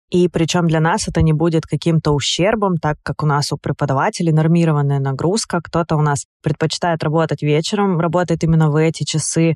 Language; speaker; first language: Russian; native; Russian